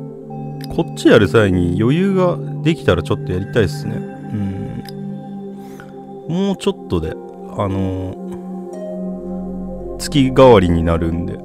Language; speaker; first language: Japanese; native; Japanese